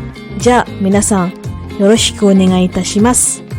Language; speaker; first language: Japanese; non-native, fluent; Malay